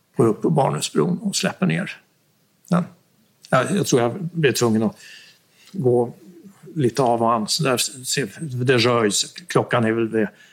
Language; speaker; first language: Swedish; native; Swedish